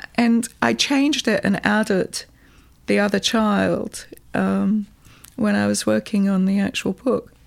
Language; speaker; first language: English; native; English